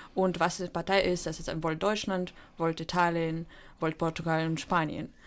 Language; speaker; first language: German; non-native, fluent; Ukrainian